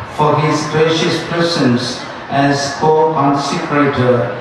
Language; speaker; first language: English; non-native, local second language; Tamil